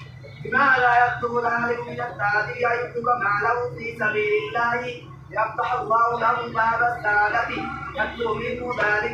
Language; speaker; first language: Arabic; non-native, learner; Bangla